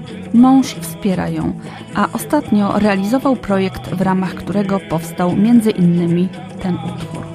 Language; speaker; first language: Polish; native; Polish